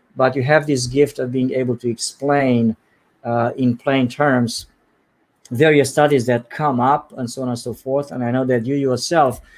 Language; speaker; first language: English; non-native, fluent; Romanian